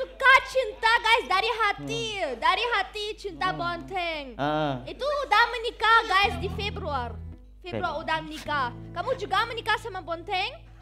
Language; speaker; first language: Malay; non-native, learner; German